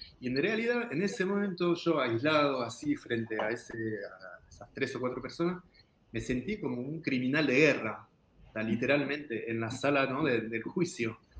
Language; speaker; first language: Spanish; non-native, fluent; French